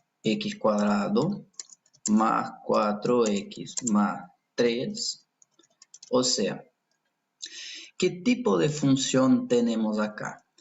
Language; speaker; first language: Spanish; non-native, fluent; Portuguese